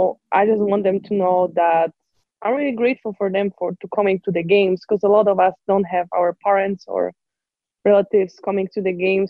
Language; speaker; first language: English; non-native, fluent; Polish